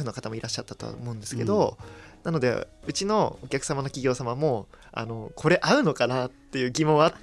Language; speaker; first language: Japanese; native; Japanese